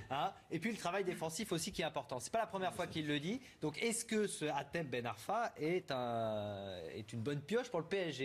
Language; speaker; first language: French; native; French